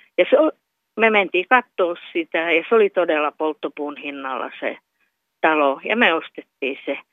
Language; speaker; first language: Finnish; native; Finnish